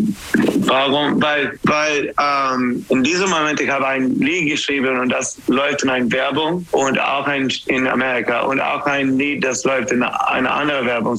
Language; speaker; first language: German; non-native, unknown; English